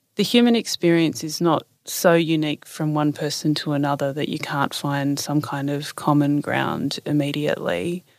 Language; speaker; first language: English; native; English